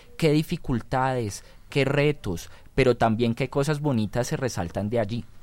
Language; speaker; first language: Spanish; native; Spanish